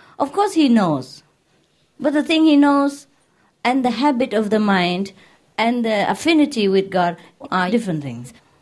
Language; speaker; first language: English; non-native, fluent; Vietnamese